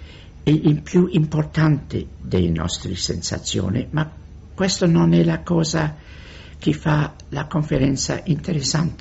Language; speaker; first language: Italian; non-native, fluent; English